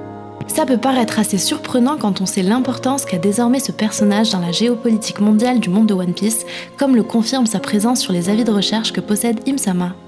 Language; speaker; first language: French; native; French